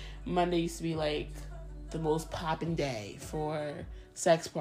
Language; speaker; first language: English; early bilingual, other home language; Spanish